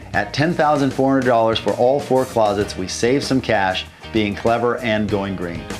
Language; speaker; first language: English; native; English